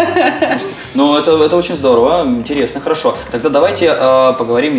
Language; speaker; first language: Russian; native; Russian